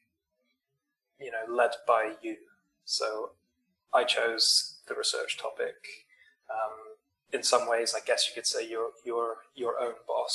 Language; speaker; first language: English; native; English